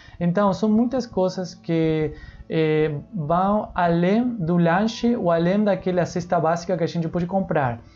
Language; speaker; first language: Portuguese; non-native, fluent; Spanish